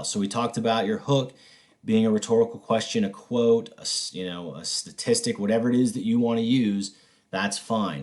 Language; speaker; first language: English; native; English